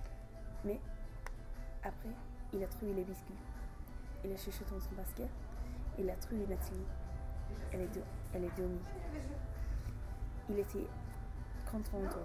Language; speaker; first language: French; non-native, learner; English